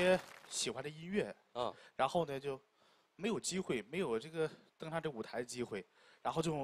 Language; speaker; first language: Chinese; native; Chinese